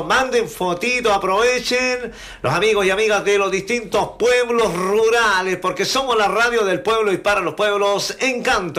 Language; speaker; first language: Spanish; native; Spanish